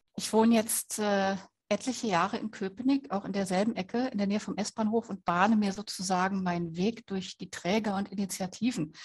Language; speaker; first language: German; native; German